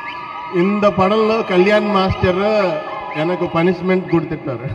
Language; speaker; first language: Tamil; non-native, learner; Telugu